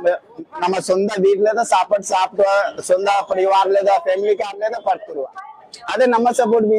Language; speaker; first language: Tamil; non-native, local second language; Hindi